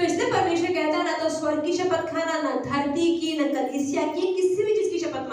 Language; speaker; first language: Hindi; native; Hindi